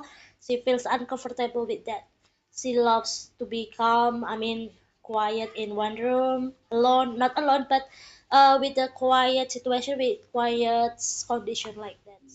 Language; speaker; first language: English; non-native, fluent; Indonesian